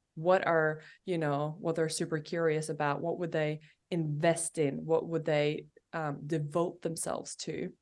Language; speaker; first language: English; non-native, fluent; Norwegian